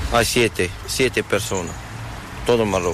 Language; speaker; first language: Spanish; non-native, learner; Arabic